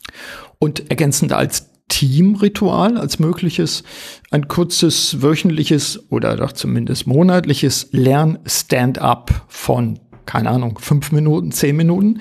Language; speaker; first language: German; native; German